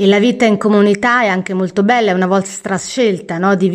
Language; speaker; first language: Italian; native; Italian